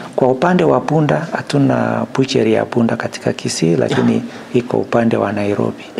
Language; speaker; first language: Swahili; non-native, local second language; Gusii